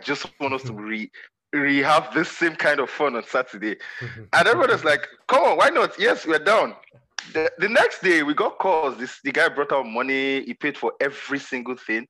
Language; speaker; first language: English; non-native, local second language; Yoruba